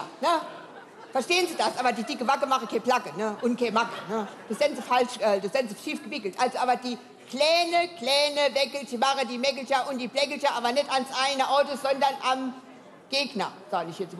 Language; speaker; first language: German; native; German